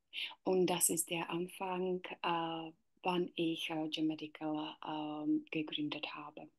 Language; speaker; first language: German; non-native, learner; Czech